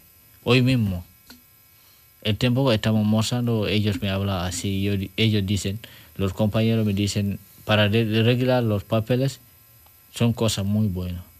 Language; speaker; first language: Spanish; non-native, learner; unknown